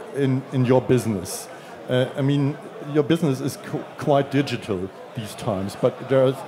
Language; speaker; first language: English; non-native, fluent; German